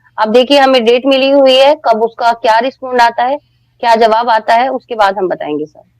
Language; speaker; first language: Hindi; native; Hindi